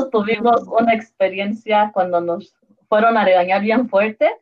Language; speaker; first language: Spanish; early bilingual, heritage; Spanish